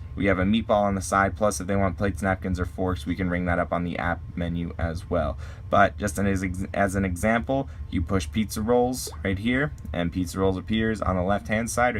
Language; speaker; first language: English; native; English